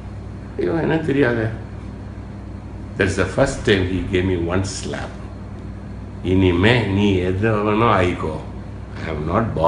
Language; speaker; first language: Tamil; non-native, local second language; Malayalam